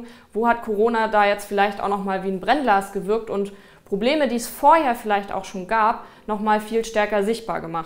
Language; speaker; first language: German; native; German